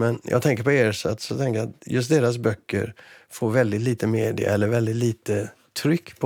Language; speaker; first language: Swedish; native; Swedish